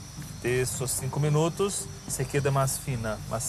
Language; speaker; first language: Spanish; non-native, fluent; Portuguese